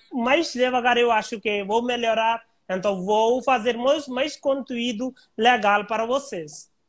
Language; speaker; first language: Portuguese; non-native, learner; Hindi